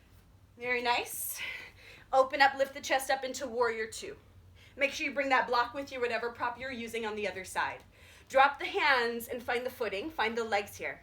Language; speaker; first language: English; native; English